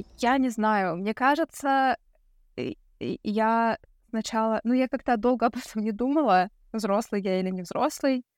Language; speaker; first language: Russian; native; Russian